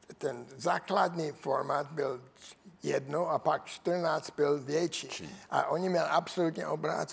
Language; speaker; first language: Czech; non-native, learner; English